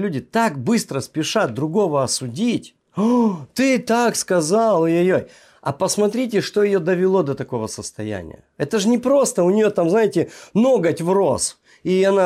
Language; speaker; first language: Russian; native; Russian